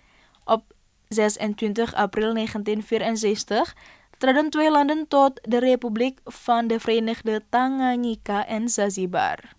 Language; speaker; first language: Dutch; non-native, fluent; Indonesian